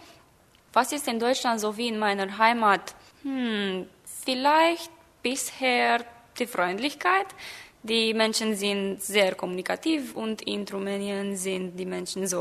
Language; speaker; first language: German; non-native, fluent; Romanian